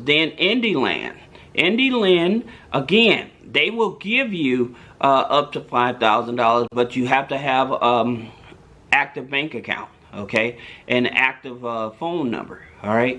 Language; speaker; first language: English; native; English